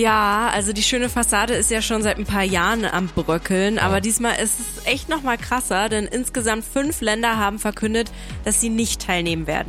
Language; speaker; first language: German; native; German